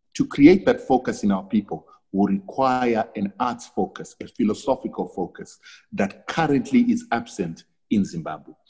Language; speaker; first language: English; non-native, local second language; Shona